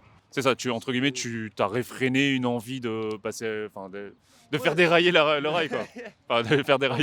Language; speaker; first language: French; native; French